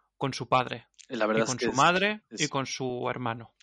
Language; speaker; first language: Spanish; native; Spanish